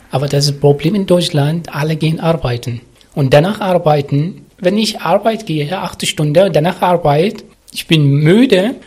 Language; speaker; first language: German; non-native, learner; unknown